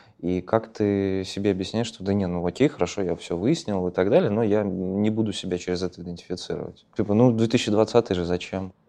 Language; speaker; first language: Russian; native; Russian